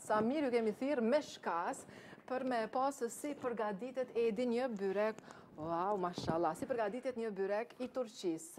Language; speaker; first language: Albanian; native; Albanian